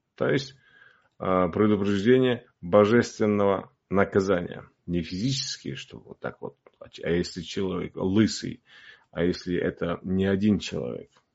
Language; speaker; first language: Russian; non-native, local second language; Uzbek